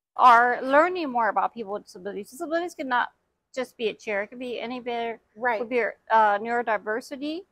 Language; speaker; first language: English; native; English